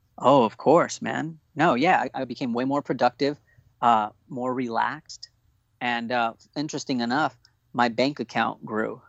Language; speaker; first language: English; native; English